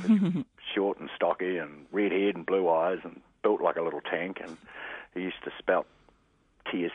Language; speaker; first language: English; native; English